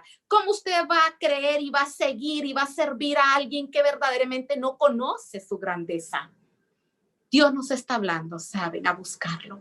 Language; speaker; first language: Spanish; native; Spanish